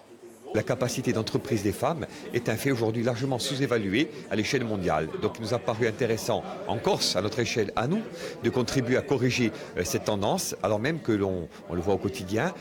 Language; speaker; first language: French; native; French